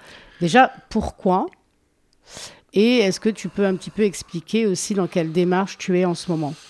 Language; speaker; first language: French; native; French